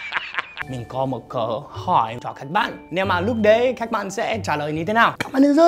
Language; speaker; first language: Vietnamese; non-native, fluent; English